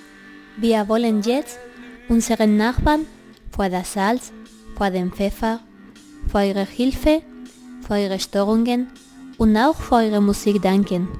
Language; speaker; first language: German; non-native, learner; Spanish